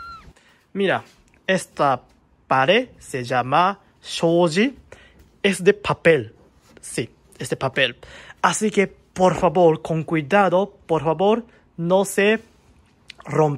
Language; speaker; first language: Spanish; non-native, learner; Japanese